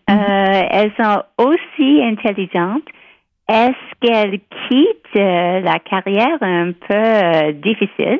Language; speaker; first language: French; non-native, local second language; English